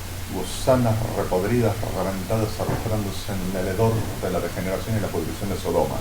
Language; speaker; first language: Spanish; native; Spanish